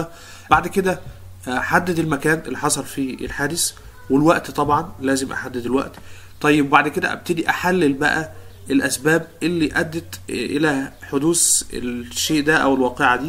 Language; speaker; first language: Arabic; native; Arabic